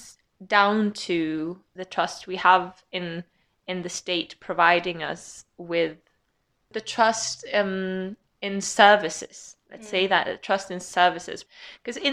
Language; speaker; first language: English; non-native, fluent; Swedish